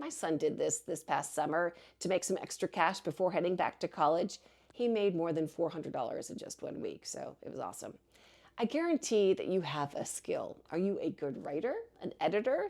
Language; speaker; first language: English; native; English